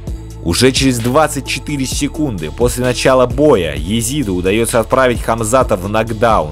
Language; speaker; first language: Russian; native; Russian